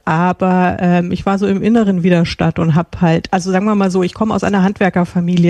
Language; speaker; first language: German; native; German